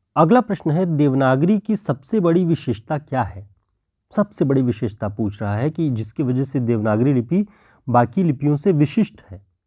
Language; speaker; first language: Hindi; native; Hindi